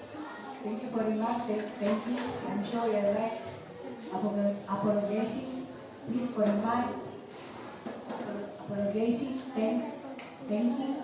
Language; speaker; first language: English; non-native, learner; Indonesian